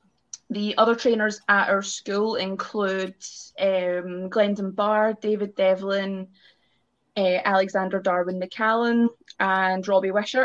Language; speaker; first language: English; native; English